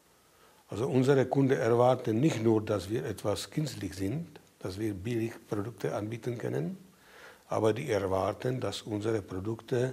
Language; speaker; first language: German; non-native, fluent; Czech